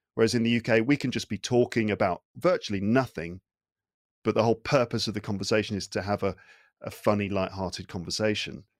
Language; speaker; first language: English; native; English